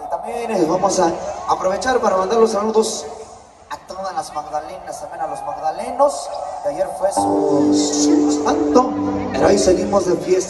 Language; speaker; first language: Spanish; native; Spanish